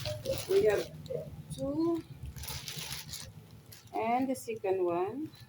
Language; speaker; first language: English; non-native, local second language; Filipino